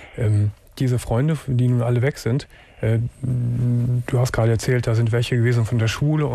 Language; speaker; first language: German; native; German